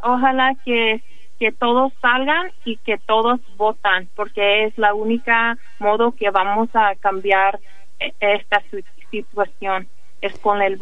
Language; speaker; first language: Spanish; early bilingual, heritage; English